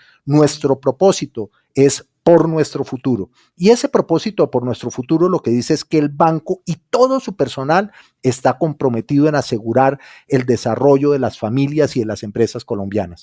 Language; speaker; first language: Spanish; native; Spanish